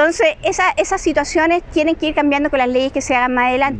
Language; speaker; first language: Spanish; native; Spanish